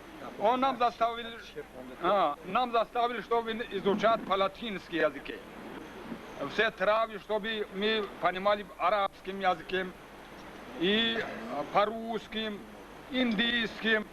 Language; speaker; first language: Russian; non-native, learner; Tajik